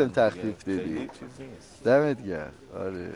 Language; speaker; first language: Persian; native; Persian